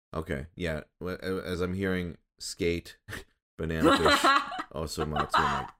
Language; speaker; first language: English; native; English